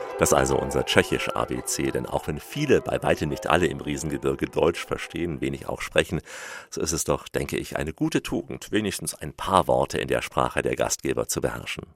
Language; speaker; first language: German; native; German